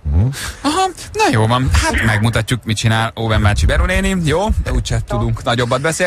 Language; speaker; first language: Hungarian; native; Hungarian